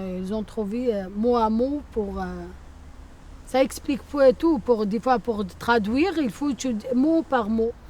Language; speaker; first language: French; non-native, local second language; Arabic